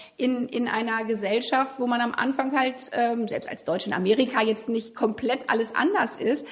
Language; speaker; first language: German; native; German